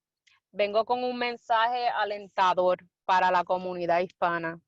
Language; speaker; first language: Spanish; early bilingual, heritage; Spanish